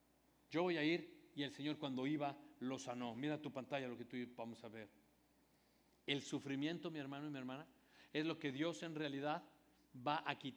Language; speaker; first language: Spanish; native; Spanish